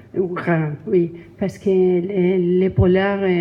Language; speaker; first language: French; non-native, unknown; Spanish